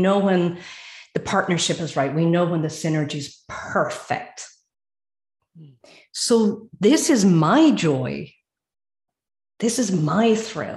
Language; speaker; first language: English; native; English